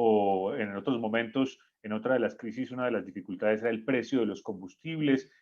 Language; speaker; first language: Spanish; native; Spanish